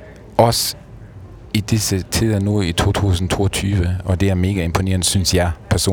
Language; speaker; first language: Danish; non-native, fluent; German